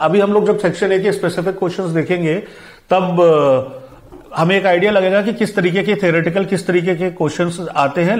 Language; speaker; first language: Hindi; native; Hindi